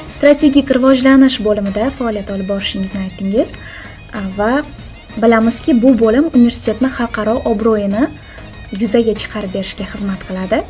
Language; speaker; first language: Uzbek; native; Uzbek